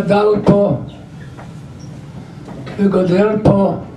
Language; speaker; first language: Hebrew; non-native, local second language; Yiddish